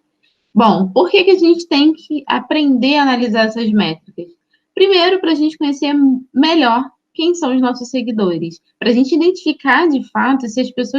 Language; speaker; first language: Portuguese; native; Portuguese